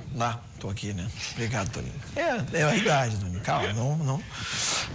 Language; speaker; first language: Portuguese; native; Portuguese